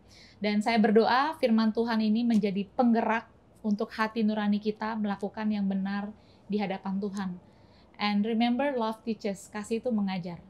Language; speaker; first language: Indonesian; native; Indonesian